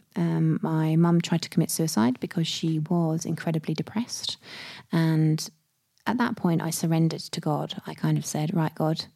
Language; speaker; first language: English; native; English